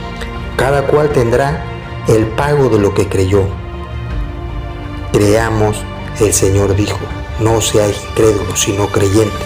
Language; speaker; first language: Spanish; native; Spanish